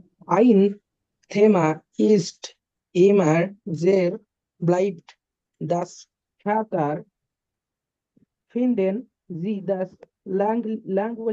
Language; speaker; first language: German; non-native, learner; Bangla